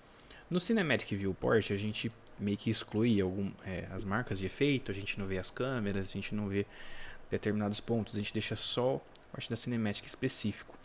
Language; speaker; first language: Portuguese; native; Portuguese